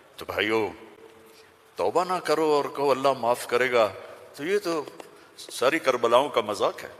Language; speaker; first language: Urdu; non-native, local second language; Punjabi